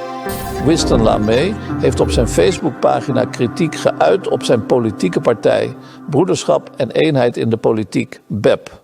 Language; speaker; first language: Dutch; native; Dutch